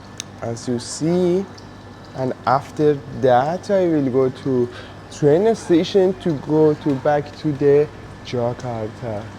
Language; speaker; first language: English; non-native, fluent; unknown